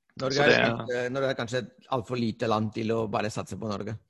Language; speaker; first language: Norwegian; non-native, fluent; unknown